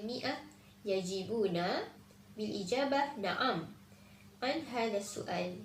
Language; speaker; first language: Arabic; non-native, learner; Malay